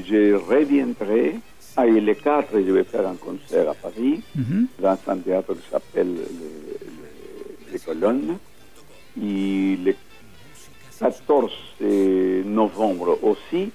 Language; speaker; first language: French; non-native, fluent; Spanish